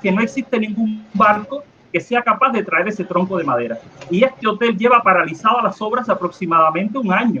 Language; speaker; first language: Spanish; native; Spanish